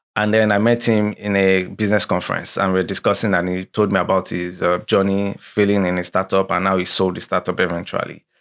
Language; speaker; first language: English; non-native, local second language; Yoruba